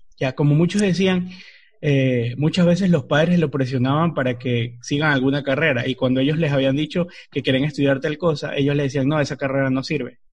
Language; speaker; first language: Spanish; native; Spanish